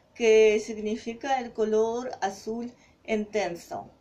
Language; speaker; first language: Spanish; non-native, fluent; Russian